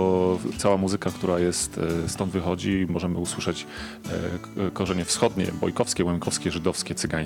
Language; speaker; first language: Polish; native; Polish